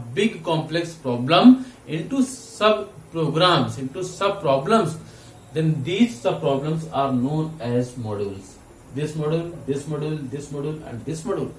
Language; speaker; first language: English; non-native, local second language; Hindi